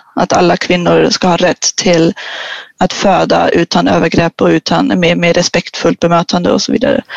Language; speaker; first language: Swedish; non-native, fluent; German